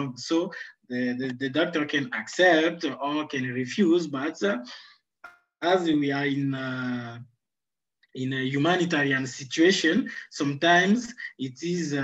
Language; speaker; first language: English; non-native, fluent; Sango